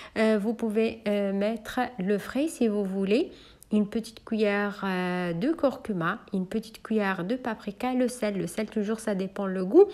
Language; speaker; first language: French; non-native, local second language; Arabic